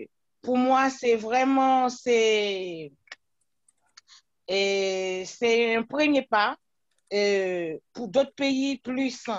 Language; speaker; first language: French; non-native, local second language; Haitian Creole